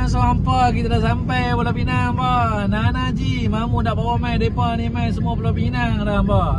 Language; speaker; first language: Malay; native; Malay